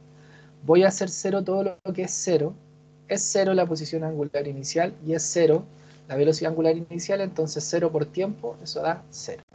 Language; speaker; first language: Spanish; native; Spanish